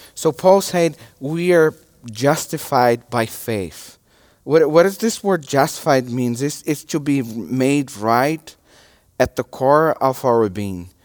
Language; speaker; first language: English; non-native, learner; Portuguese